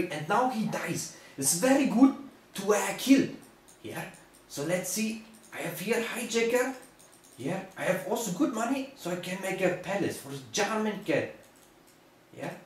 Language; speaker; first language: English; non-native, learner; German